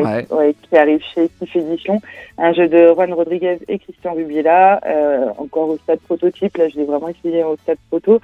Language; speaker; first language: French; native; French